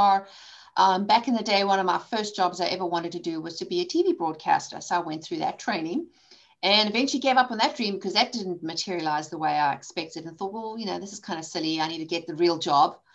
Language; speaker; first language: English; native; English